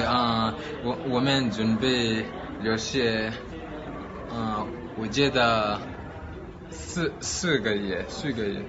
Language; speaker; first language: Chinese; non-native, learner; Malagasy